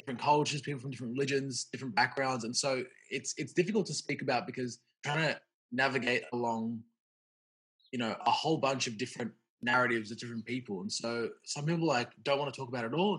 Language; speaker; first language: English; native; English